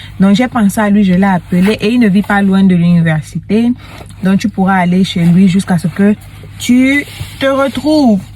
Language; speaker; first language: French; native; French